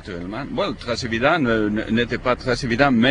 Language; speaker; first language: French; non-native, fluent; Spanish